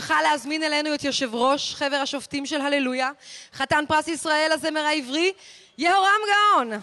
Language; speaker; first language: Hebrew; native; Hebrew